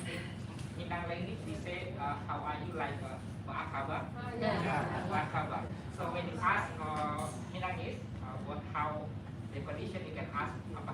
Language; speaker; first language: English; non-native, fluent; Indonesian